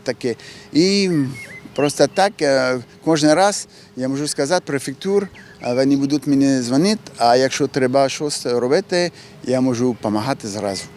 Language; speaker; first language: Ukrainian; non-native, learner; French